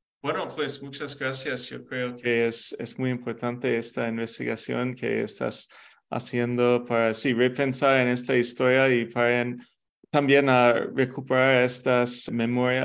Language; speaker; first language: Spanish; non-native, fluent; English